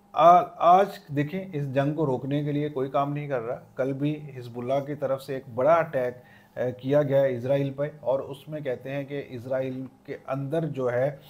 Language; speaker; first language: Urdu; non-native, local second language; Punjabi